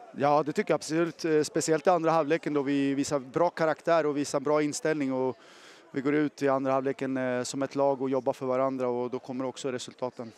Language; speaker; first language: Swedish; native; Swedish